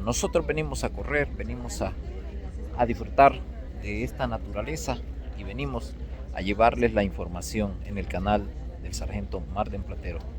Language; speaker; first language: Spanish; native; Spanish